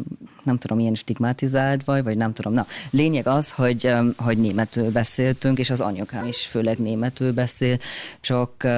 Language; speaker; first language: Hungarian; early bilingual, heritage; German